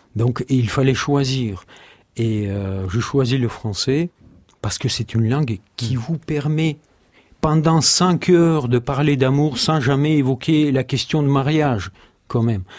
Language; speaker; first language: French; non-native, fluent; Russian